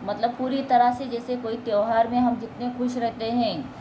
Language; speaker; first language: Hindi; non-native, local second language; Marathi